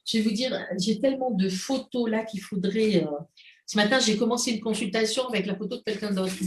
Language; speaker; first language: French; native; French